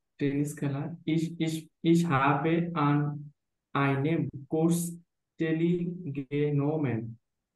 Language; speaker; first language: German; non-native, learner; Bangla